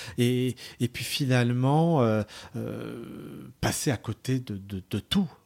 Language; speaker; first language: French; early bilingual, other home language; Arabic